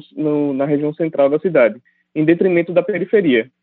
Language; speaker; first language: Portuguese; native; Portuguese